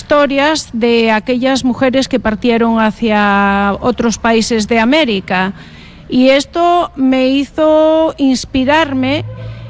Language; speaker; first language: Spanish; non-native, local second language; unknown